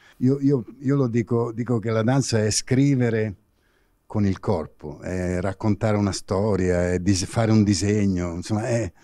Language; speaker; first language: Italian; native; Italian